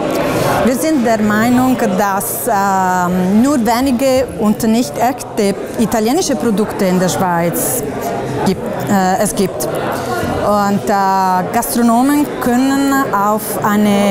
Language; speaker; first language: German; non-native, fluent; Italian